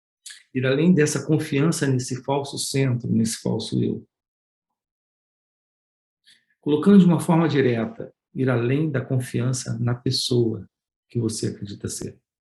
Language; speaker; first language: Portuguese; native; Portuguese